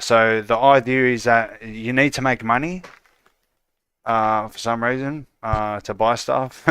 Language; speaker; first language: English; native; English